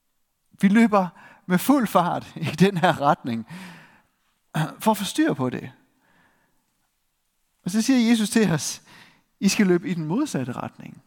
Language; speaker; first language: Danish; native; Danish